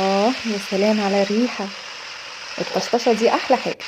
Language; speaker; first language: Arabic; native; Arabic